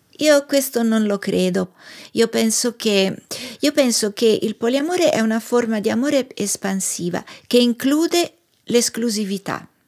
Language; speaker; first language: Italian; native; Italian